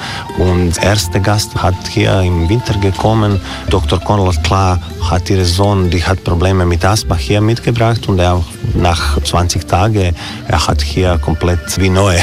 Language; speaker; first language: German; non-native, learner; Croatian